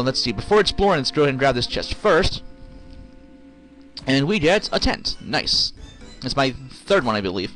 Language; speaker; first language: English; native; English